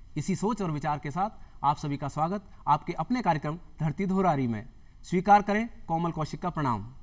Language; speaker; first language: Hindi; native; Hindi